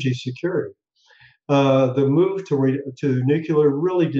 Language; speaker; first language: English; native; English